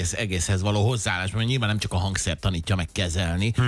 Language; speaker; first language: Hungarian; native; Hungarian